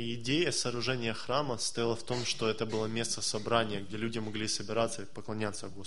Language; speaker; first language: Russian; native; Russian